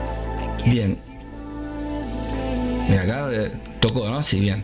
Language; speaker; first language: Spanish; native; Spanish